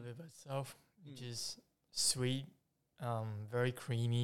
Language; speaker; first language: English; non-native, local second language; Chinese